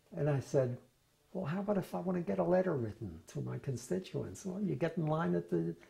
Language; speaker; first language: English; native; English